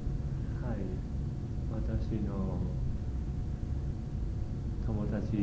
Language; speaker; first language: Japanese; non-native, learner; English